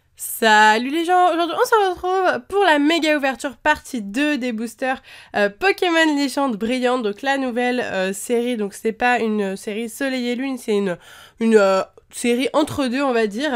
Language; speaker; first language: French; native; French